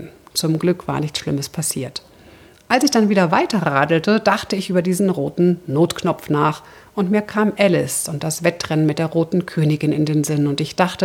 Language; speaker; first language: German; native; German